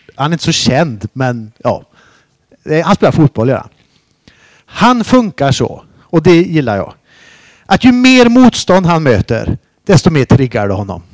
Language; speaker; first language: Swedish; native; Swedish